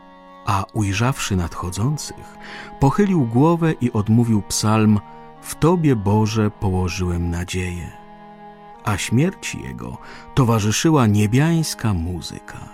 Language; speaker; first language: Polish; native; Polish